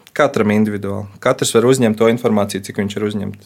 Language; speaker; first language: Latvian; native; Latvian